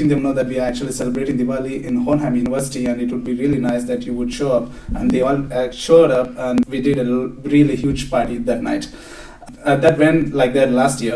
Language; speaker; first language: English; non-native, local second language; Telugu